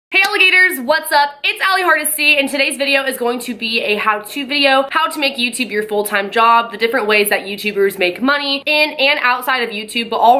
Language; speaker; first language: English; native; English